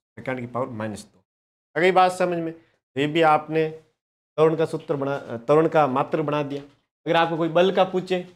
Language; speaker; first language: Hindi; native; Hindi